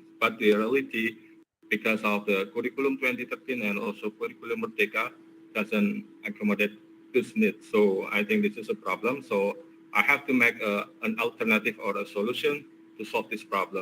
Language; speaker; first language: English; non-native, learner; Indonesian